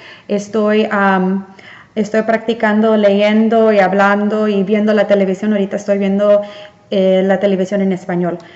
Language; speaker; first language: Spanish; early bilingual, heritage; Spanish